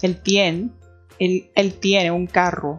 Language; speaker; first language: Spanish; non-native, learner; English